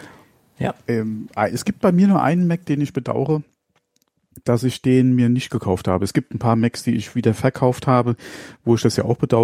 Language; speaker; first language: German; native; German